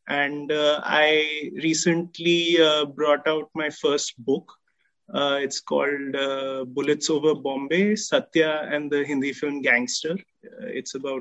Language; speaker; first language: English; non-native, local second language; Hindi